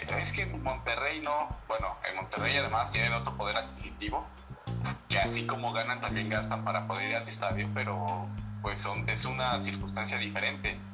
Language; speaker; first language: Spanish; native; Spanish